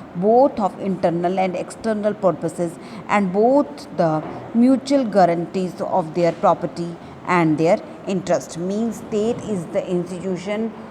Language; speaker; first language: English; non-native, local second language; Punjabi